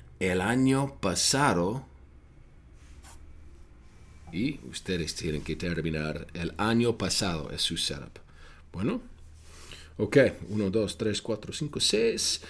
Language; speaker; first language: Spanish; non-native, fluent; English